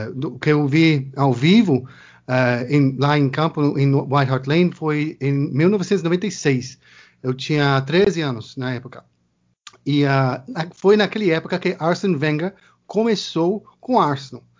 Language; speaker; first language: Portuguese; non-native, learner; English